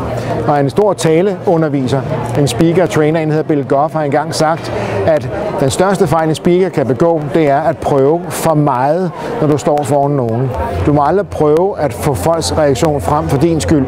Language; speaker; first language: Danish; native; Danish